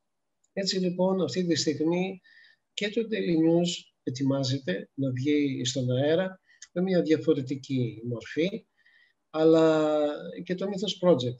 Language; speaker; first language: Greek; native; Greek